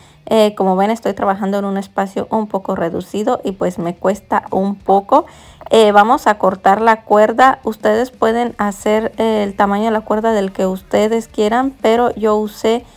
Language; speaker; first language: Spanish; native; Spanish